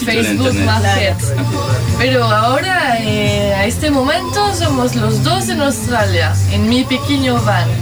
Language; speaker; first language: Spanish; non-native, learner; French